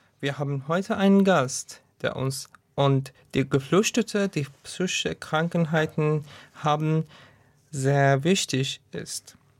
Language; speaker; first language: German; non-native, learner; Persian